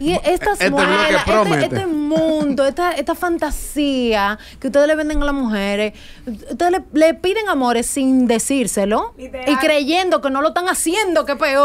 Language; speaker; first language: Spanish; native; Spanish